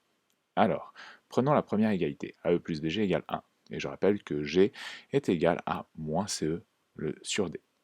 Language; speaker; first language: French; native; French